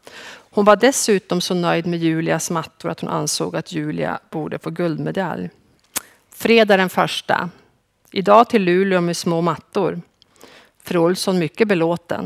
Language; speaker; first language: Swedish; native; Swedish